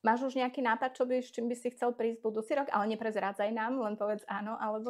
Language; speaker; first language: Slovak; native; Slovak